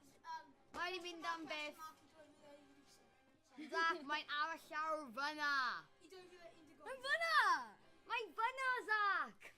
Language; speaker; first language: Welsh; non-native, local second language; English